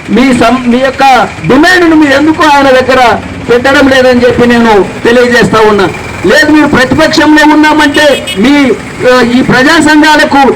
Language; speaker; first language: Telugu; native; Telugu